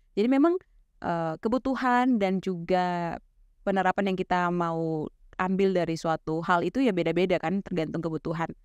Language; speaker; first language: Indonesian; native; Indonesian